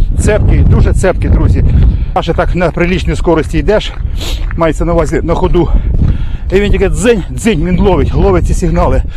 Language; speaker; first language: Ukrainian; non-native, local second language; Russian